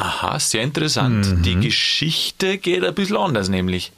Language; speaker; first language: German; native; German